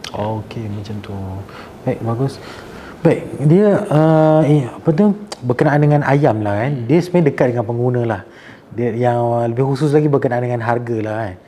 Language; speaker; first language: Malay; native; Malay